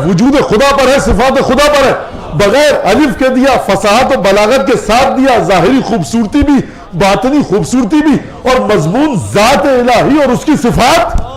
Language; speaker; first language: Urdu; native; Urdu